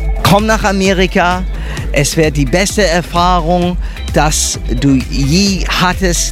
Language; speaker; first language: German; non-native, fluent; English